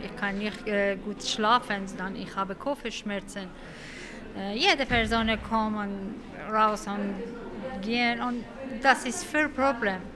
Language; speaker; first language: German; non-native, learner; Persian